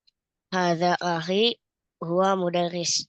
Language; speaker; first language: Arabic; non-native, learner; Indonesian